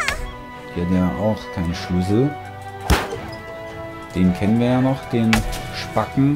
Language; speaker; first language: German; native; German